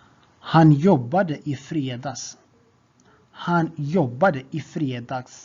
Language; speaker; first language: Swedish; non-native, fluent; Tigrinya